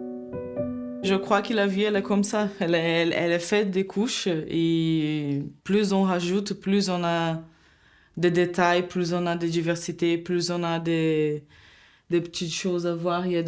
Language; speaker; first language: French; non-native, fluent; Portuguese